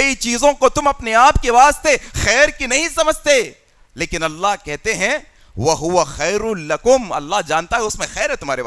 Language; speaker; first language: Urdu; native; Urdu